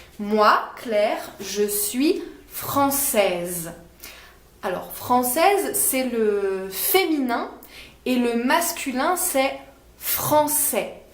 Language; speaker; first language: French; native; French